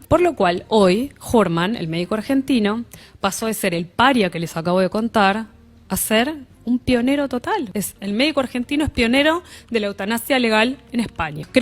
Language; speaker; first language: Spanish; native; Spanish